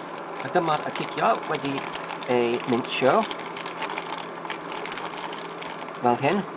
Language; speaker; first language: Welsh; non-native, learner; Polish